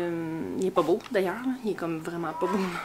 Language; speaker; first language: French; native; French